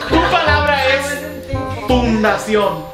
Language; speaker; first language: Spanish; early bilingual, heritage; Spanish